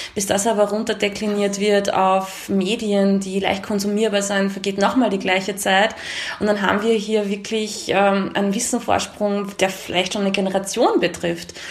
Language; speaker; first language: German; early bilingual, other home language; Hungarian